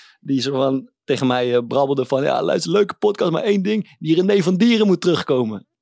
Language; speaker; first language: Dutch; native; Dutch